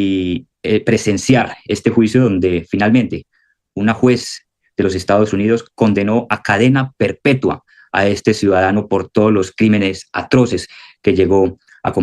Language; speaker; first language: Spanish; native; Spanish